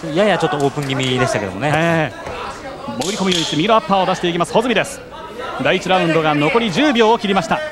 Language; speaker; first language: Japanese; native; Japanese